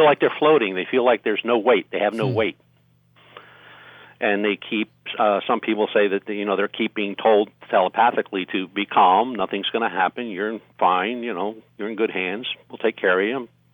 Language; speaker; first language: English; native; English